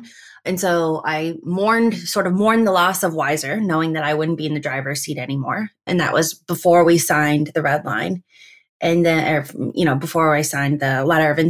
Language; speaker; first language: English; native; English